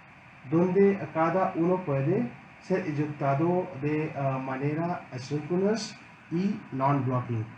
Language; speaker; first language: Spanish; non-native, learner; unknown